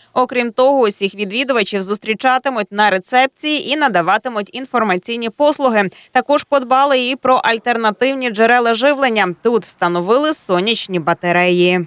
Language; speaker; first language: Ukrainian; native; Ukrainian